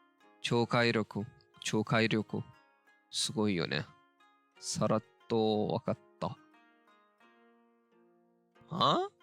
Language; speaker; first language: Japanese; non-native, learner; Turkish